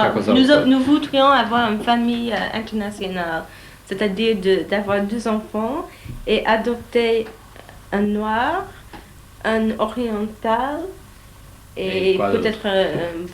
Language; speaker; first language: French; non-native, learner; English